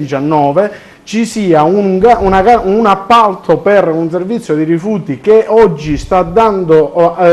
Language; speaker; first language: Italian; native; Italian